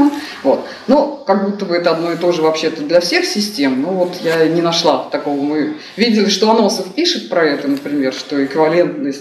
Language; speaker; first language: Russian; native; Russian